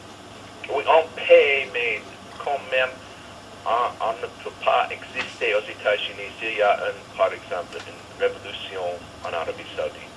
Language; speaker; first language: French; non-native, fluent; English